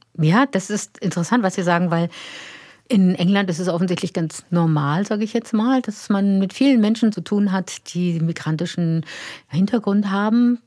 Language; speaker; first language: German; native; German